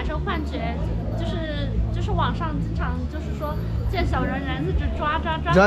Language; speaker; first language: Chinese; native; Chinese